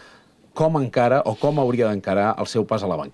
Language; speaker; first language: Catalan; native; Catalan